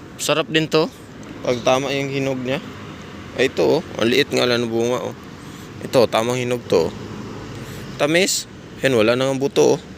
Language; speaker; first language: Filipino; non-native, local second language; Cebuano